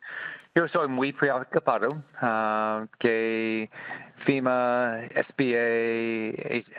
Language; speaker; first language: Spanish; non-native, learner; English